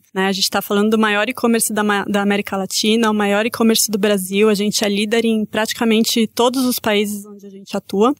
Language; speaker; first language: Portuguese; native; Portuguese